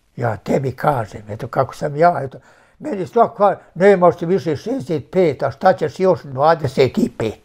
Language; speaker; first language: Bosnian; native; Bosnian